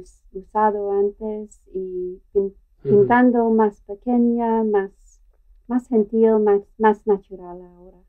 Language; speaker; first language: Spanish; non-native, learner; English